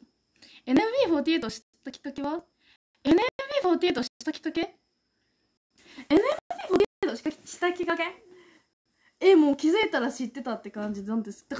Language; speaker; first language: Japanese; native; Japanese